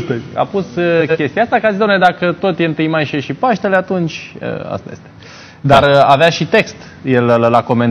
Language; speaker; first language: Romanian; native; Romanian